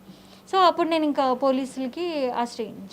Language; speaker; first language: Telugu; native; Telugu